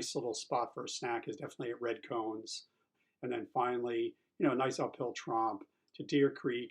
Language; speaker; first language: English; native; English